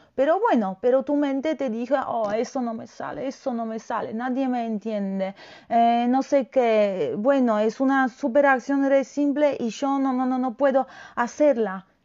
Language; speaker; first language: Spanish; non-native, fluent; Polish